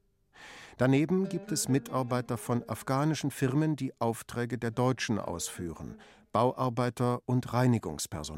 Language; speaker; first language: German; native; German